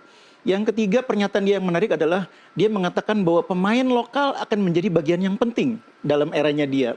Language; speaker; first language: Indonesian; native; Indonesian